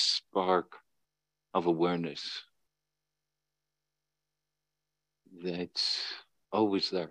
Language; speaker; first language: English; native; English